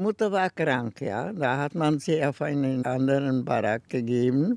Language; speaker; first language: German; non-native, fluent; Czech